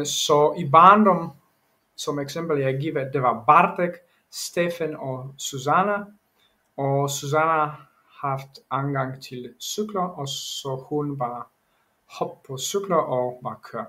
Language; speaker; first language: Danish; non-native, learner; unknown